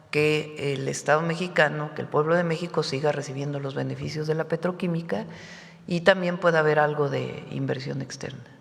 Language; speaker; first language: Spanish; native; Spanish